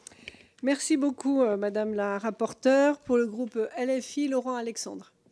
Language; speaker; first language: French; native; French